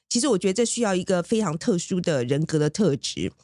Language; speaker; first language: Chinese; native; Chinese